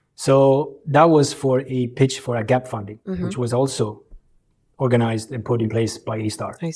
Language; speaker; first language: English; early bilingual, other home language; Albanian